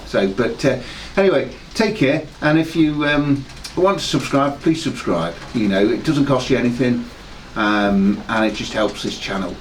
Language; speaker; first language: English; native; English